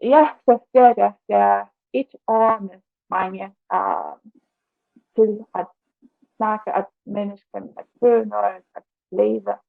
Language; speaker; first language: Danish; non-native, learner; Russian